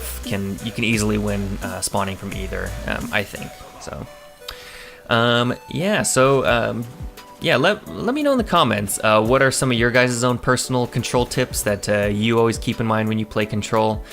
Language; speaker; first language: English; native; English